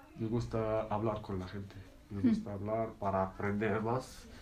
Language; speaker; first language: Spanish; non-native, learner; Arabic